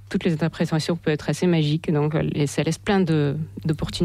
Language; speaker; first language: French; non-native, fluent; Russian